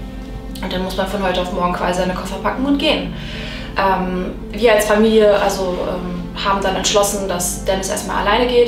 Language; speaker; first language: German; native; German